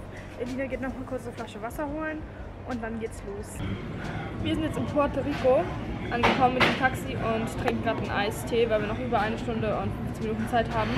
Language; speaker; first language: German; native; German